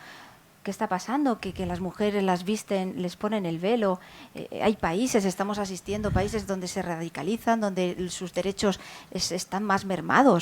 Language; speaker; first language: Spanish; native; Spanish